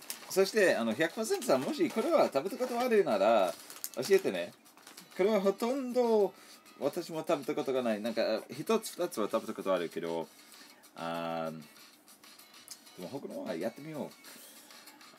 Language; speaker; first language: Japanese; non-native, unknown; English